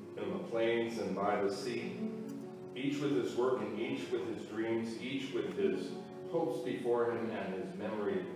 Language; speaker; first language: English; native; English